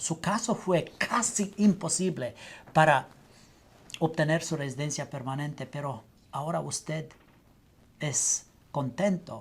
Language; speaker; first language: Spanish; non-native, learner; English